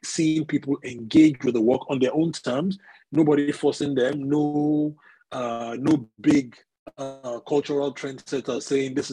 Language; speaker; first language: English; non-native, local second language; Yoruba